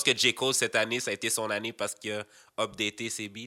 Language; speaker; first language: French; native; French